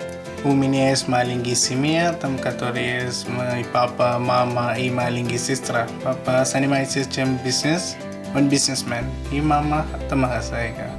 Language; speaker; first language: Russian; non-native, learner; Malayalam